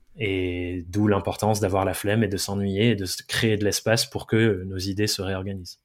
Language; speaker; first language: French; early bilingual, other home language; English